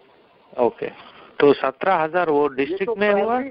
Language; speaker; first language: Hindi; non-native, local second language; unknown